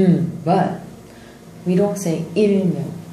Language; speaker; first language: English; non-native, fluent; Korean